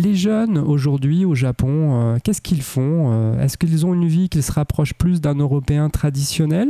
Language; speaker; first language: French; native; French